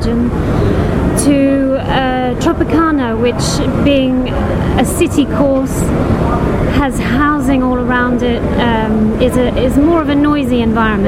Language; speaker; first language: English; native; English